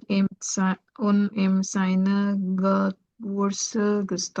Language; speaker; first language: German; non-native, learner; Indonesian